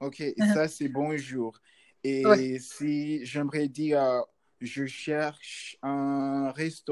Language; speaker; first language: French; non-native, learner; English